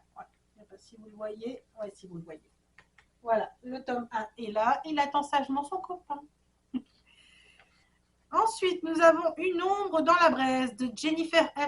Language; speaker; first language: French; native; French